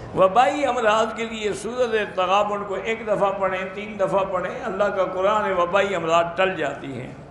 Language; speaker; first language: Urdu; native; Urdu